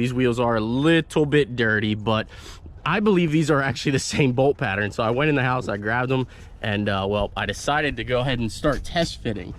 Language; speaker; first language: English; native; English